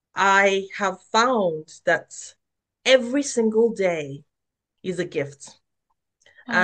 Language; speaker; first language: English; non-native, local second language; Yoruba